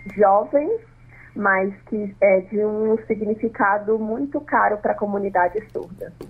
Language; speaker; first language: Portuguese; non-native, local second language; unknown